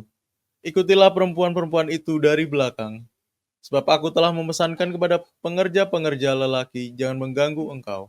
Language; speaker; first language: Indonesian; native; Indonesian